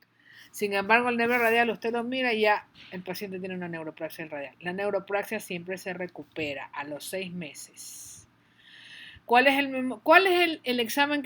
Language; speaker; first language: Spanish; native; Spanish